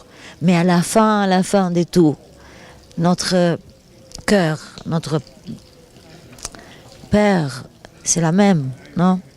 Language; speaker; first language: French; non-native, fluent; Italian